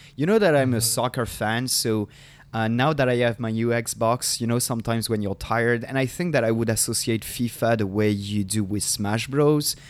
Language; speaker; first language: English; non-native, fluent; French